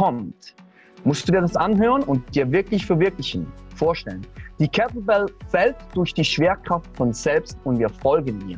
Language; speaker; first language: German; native; German